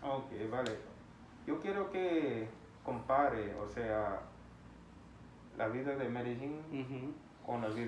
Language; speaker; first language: Spanish; non-native, fluent; English